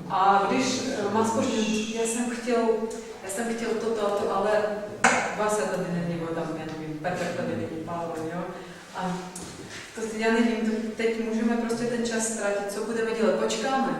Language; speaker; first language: Czech; non-native, fluent; Russian